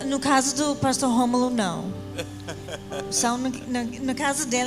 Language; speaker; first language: Portuguese; non-native, fluent; English